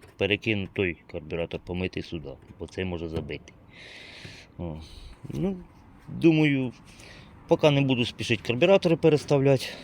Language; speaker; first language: Ukrainian; native; Ukrainian